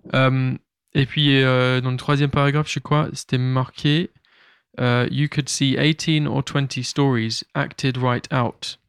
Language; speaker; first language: French; native; French